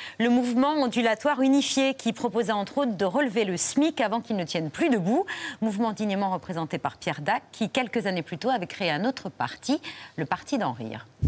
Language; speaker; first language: French; native; French